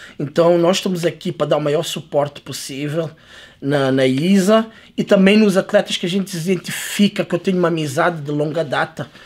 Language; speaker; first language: Portuguese; native; Portuguese